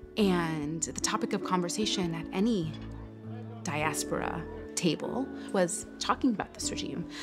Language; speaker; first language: English; native; English